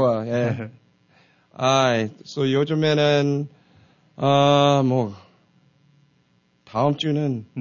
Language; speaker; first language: Korean; early bilingual, heritage; Korean